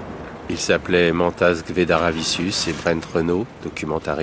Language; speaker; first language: French; native; French